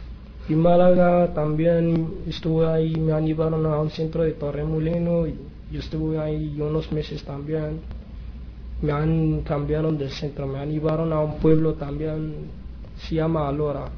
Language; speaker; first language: Spanish; non-native, learner; Arabic